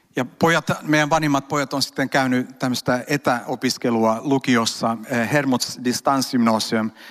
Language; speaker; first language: Finnish; early bilingual, heritage; Finnish